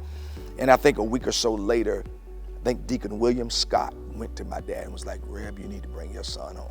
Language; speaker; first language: English; native; English